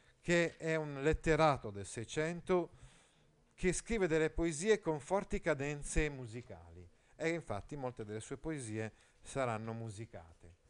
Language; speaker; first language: Italian; native; Italian